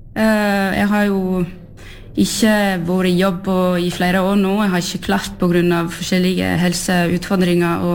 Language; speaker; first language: Norwegian; early bilingual, heritage; French